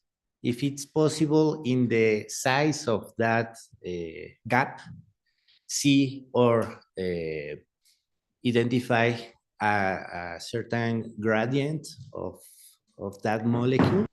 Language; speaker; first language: English; non-native, learner; Spanish